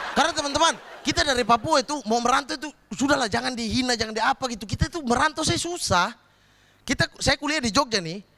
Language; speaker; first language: Indonesian; native; Indonesian